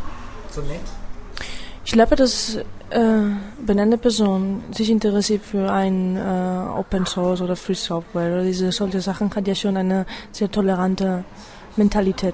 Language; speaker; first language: German; non-native, fluent; Spanish